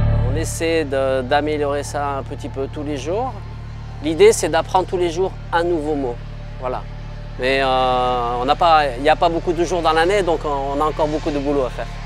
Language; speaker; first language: French; native; French